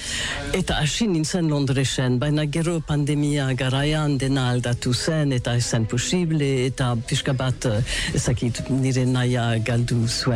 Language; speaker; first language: Basque; non-native, learner; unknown